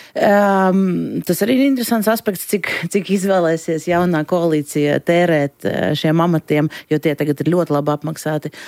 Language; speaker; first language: Latvian; non-native, local second language; Russian